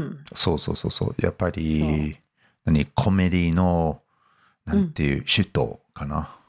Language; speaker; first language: Japanese; non-native, fluent; English